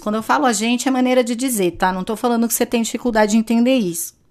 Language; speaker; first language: Portuguese; native; Portuguese